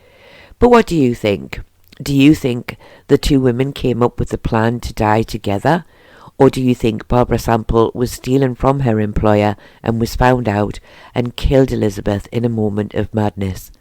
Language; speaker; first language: English; native; English